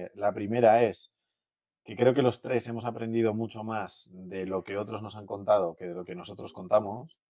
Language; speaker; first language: Spanish; native; Spanish